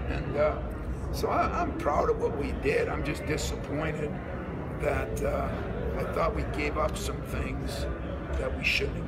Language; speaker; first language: English; native; English